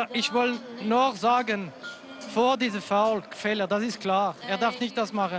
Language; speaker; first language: German; non-native, local second language; French